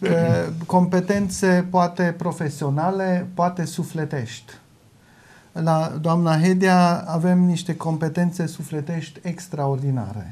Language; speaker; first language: Romanian; non-native, local second language; German